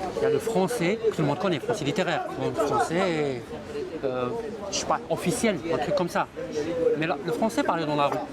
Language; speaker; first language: French; native; French